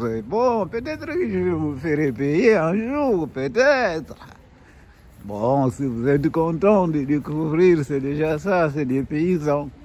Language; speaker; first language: French; non-native, fluent; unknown